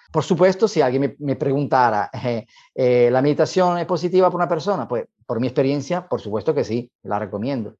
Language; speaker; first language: Spanish; non-native, fluent; Italian